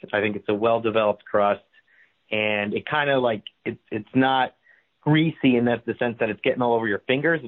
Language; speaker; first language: English; native; English